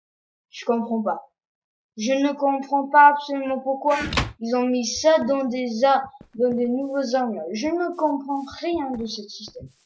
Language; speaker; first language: French; non-native, learner; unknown